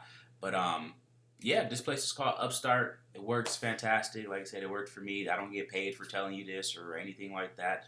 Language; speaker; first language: English; native; English